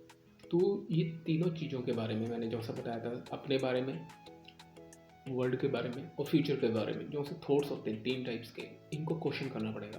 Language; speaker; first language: Hindi; non-native, local second language; Punjabi